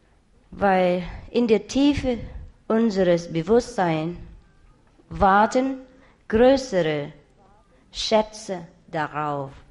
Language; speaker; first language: German; non-native, learner; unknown